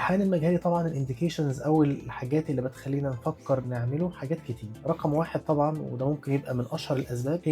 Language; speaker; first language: Arabic; native; Arabic